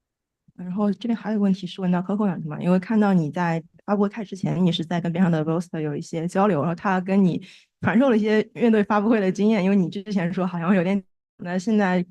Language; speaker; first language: Chinese; native; Chinese